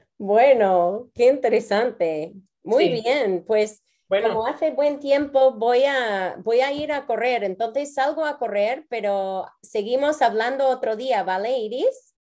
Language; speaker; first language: Spanish; non-native, fluent; English